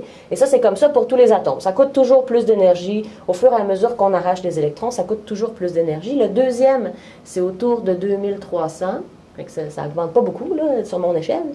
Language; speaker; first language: French; native; French